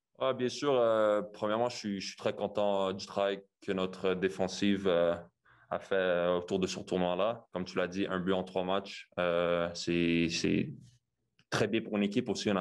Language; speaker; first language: French; non-native, local second language; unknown